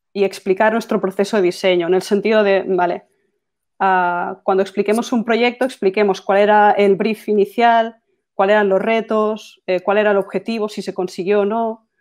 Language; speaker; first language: Spanish; native; Spanish